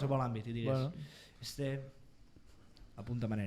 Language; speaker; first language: Catalan; native; Catalan